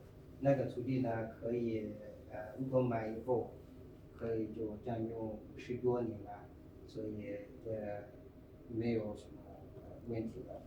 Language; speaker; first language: Chinese; non-native, fluent; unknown